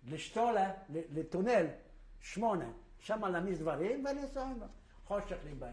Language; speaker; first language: Hebrew; non-native, fluent; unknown